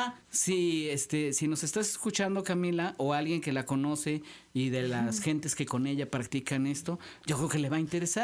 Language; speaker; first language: Spanish; native; Spanish